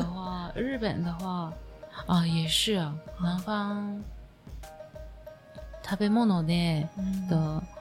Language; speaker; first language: Chinese; non-native, learner; Japanese